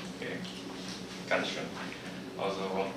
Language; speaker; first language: German; non-native, learner; Chinese